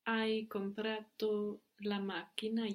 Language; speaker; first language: Italian; non-native, learner; English